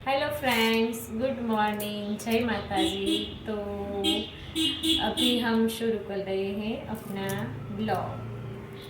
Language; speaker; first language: Hindi; non-native, local second language; Gujarati